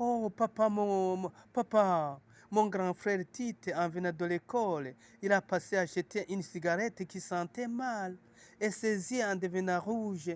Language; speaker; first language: French; non-native, local second language; Rundi